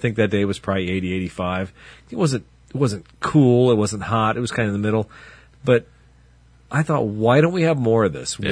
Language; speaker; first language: English; native; English